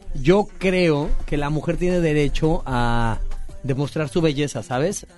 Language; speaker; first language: Spanish; native; Spanish